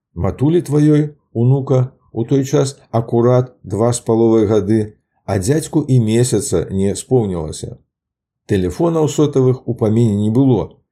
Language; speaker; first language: Belarusian; native; Belarusian